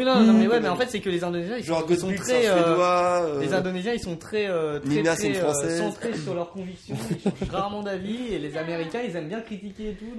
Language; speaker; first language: French; native; French